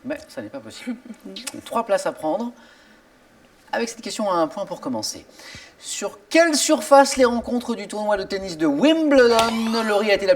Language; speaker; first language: French; native; French